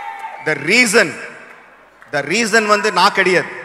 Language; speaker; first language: Tamil; non-native, local second language; Telugu